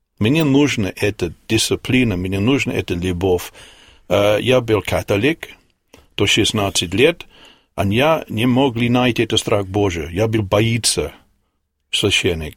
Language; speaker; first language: Russian; non-native, learner; English